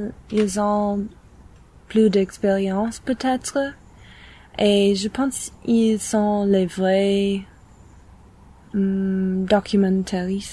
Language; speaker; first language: French; non-native, learner; English